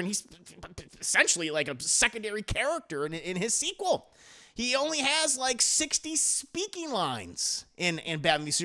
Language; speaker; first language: English; native; English